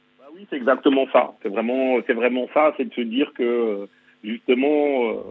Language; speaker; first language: French; native; French